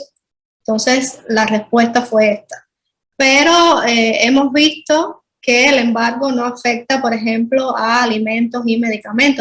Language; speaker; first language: Spanish; native; Spanish